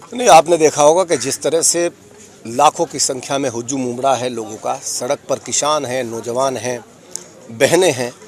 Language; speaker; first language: Hindi; native; Hindi